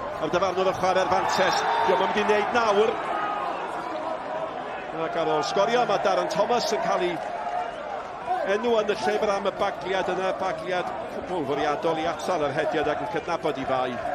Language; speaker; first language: Welsh; native; Welsh